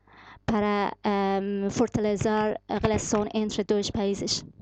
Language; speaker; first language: Portuguese; non-native, fluent; Persian